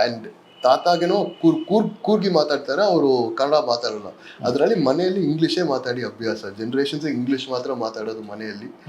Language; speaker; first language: Kannada; non-native, local second language; English